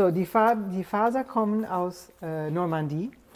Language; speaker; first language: German; non-native, fluent; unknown